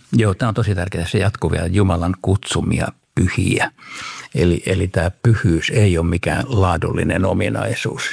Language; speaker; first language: Finnish; native; Finnish